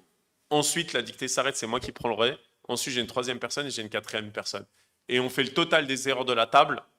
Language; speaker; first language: French; native; French